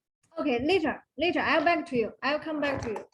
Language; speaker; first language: English; non-native, fluent; Chinese